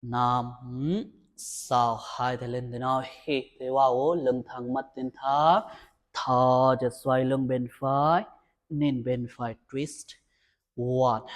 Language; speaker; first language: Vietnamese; non-native, learner; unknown